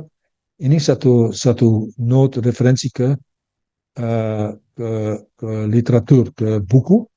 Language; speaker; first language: Indonesian; early bilingual, heritage; Dutch